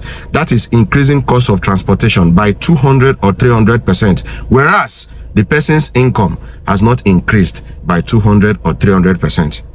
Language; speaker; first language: English; non-native, local second language; Igbo